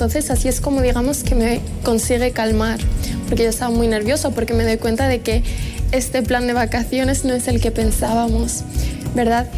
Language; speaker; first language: Spanish; early bilingual, other home language; Arabic